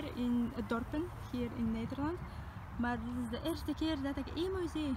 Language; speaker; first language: Dutch; non-native, learner; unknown